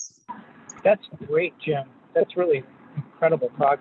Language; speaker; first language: English; native; English